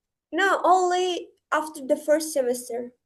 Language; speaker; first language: English; non-native, learner; Uzbek